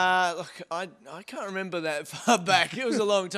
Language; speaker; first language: English; native; English